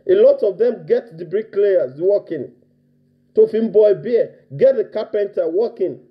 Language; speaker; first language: English; non-native, local second language; Yoruba